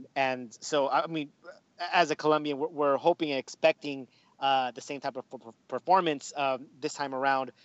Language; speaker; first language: English; early bilingual, other home language; Spanish